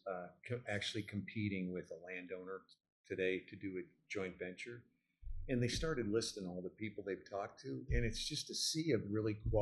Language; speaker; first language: English; native; English